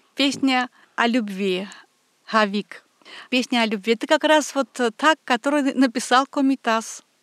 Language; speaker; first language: Russian; non-native, local second language; Armenian